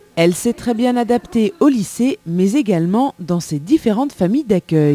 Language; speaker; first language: French; native; French